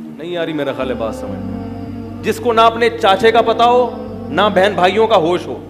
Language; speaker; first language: Urdu; native; Urdu